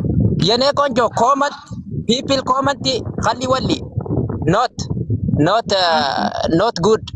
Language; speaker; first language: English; non-native, learner; Oromo